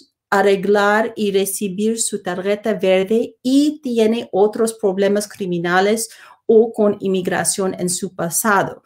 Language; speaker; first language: Spanish; non-native, learner; English